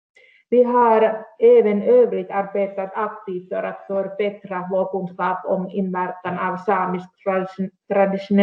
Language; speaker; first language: Swedish; non-native, local second language; Finnish